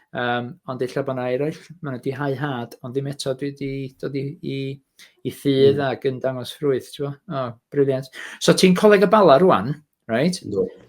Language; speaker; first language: Welsh; native; Welsh